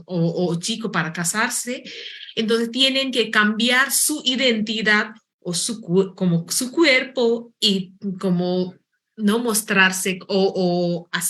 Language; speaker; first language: Spanish; non-native, fluent; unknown